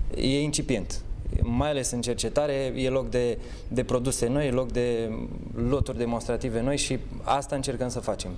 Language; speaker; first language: Romanian; native; Romanian